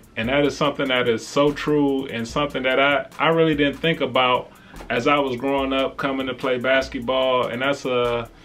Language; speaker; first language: English; native; English